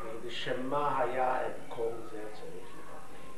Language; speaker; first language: Hebrew; non-native, fluent; Yiddish